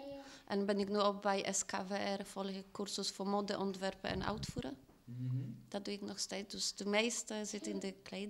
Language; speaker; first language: Dutch; non-native, fluent; Polish